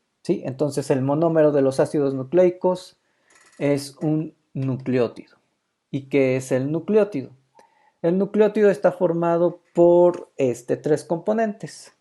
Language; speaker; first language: Spanish; native; Spanish